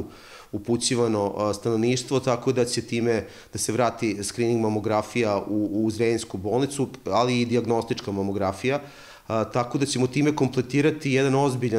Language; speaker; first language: Serbian; native; Serbian